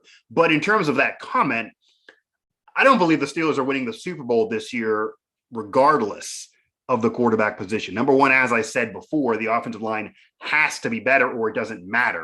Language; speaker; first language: English; native; English